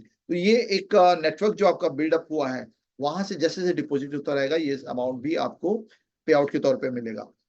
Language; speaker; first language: Hindi; native; Hindi